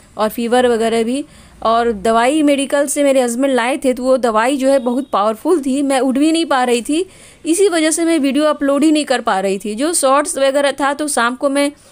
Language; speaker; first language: Hindi; native; Hindi